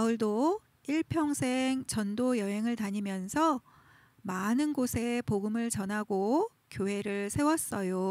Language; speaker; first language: Korean; native; Korean